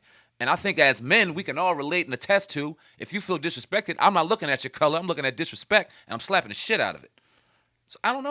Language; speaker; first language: English; native; English